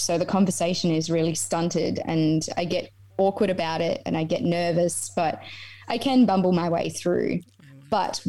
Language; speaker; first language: English; native; English